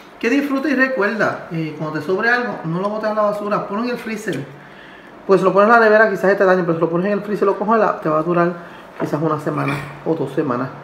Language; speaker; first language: Spanish; native; Spanish